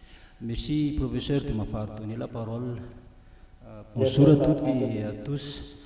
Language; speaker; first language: French; non-native, local second language; Malagasy